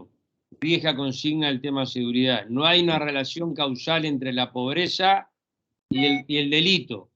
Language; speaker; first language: Spanish; native; Spanish